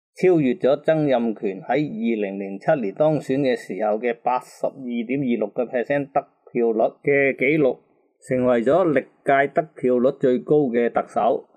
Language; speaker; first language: Cantonese; native; Cantonese